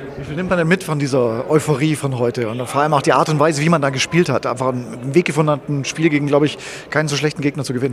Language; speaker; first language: German; native; German